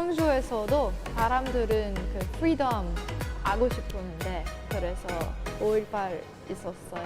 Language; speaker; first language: Korean; non-native, learner; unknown